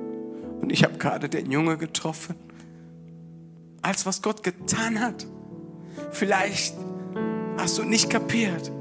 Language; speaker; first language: German; non-native, fluent; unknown